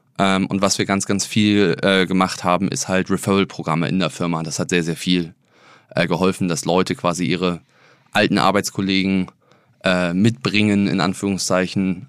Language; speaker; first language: German; native; German